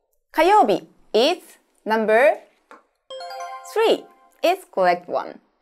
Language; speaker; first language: English; non-native, fluent; Japanese